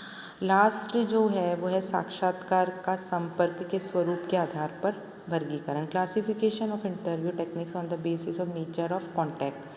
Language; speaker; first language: Hindi; native; Hindi